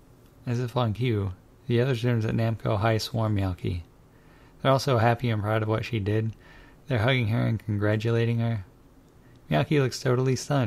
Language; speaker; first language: English; native; English